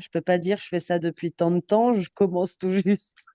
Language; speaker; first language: French; native; French